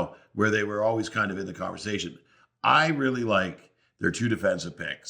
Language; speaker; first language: English; native; English